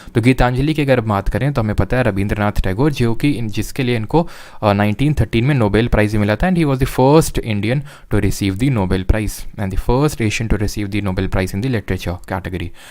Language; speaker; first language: Hindi; native; Hindi